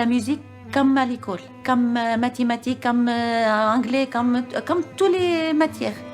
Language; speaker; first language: French; non-native, fluent; Arabic